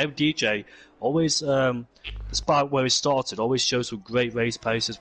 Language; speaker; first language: English; native; English